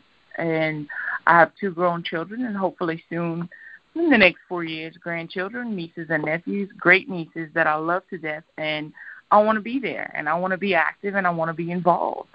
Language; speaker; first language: English; native; English